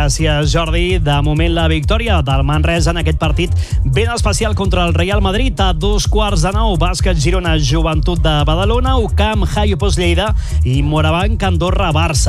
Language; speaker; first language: Catalan; native; Catalan